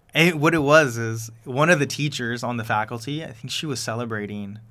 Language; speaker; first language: English; early bilingual, other home language; Spanish